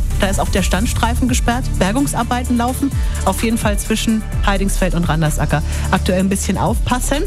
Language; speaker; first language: German; native; German